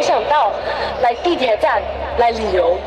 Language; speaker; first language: Chinese; non-native, fluent; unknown